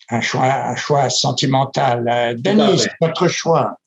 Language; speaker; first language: French; native; French